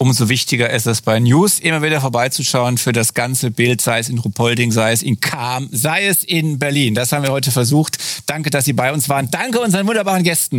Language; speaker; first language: German; native; German